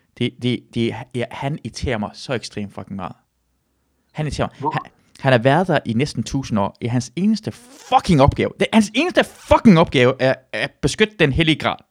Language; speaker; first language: Danish; early bilingual, other home language; Persian